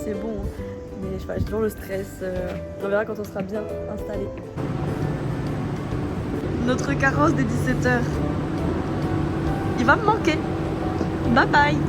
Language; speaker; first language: French; native; French